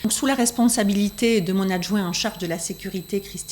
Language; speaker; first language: French; native; French